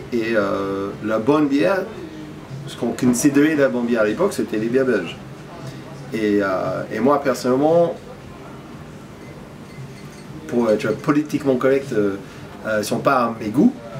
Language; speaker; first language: French; non-native, fluent; English